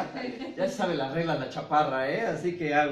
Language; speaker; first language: Spanish; native; Spanish